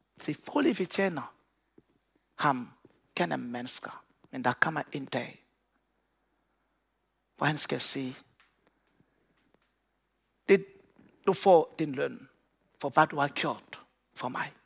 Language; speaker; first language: Danish; non-native, learner; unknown